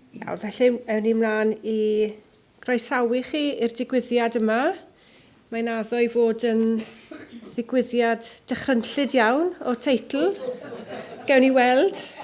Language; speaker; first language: Welsh; native; Welsh